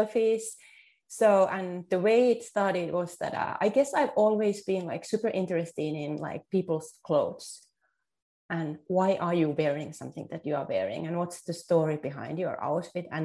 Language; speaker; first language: English; non-native, fluent; Finnish